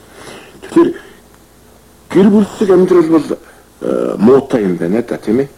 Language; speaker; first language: Mongolian; native; Mongolian